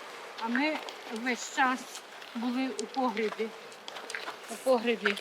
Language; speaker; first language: Ukrainian; native; Ukrainian